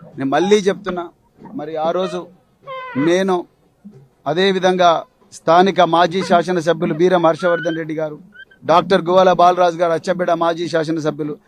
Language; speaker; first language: Telugu; native; Telugu